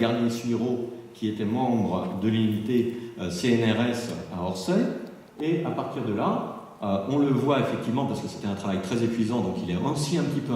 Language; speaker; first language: French; native; French